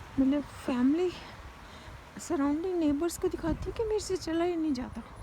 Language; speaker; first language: Hindi; native; Hindi